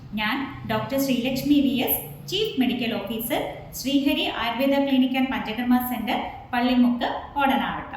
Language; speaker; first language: Malayalam; native; Malayalam